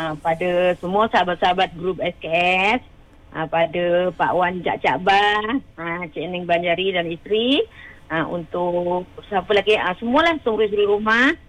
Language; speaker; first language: Malay; non-native, local second language; Javanese